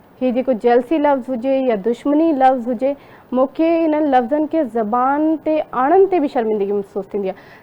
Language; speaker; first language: Sindhi; non-native, local second language; Urdu